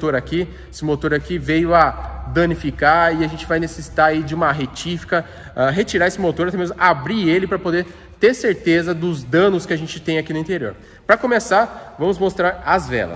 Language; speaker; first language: Portuguese; native; Portuguese